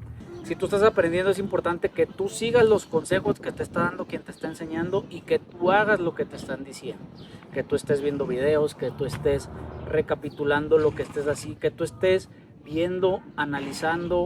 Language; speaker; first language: Spanish; native; Spanish